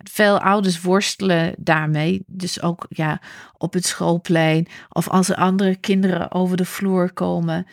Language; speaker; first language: Dutch; non-native, fluent; English